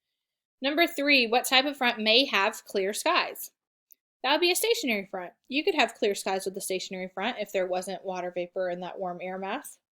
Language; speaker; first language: English; native; English